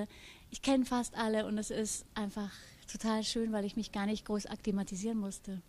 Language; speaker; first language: German; native; German